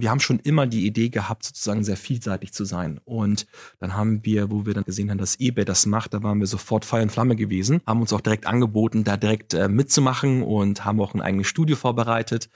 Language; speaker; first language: German; native; German